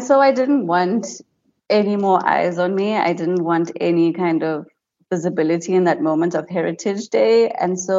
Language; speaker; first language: English; native; English